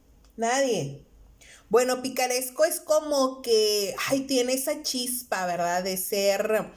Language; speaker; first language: Spanish; native; Spanish